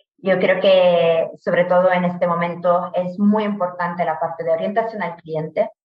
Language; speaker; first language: Spanish; non-native, fluent; Italian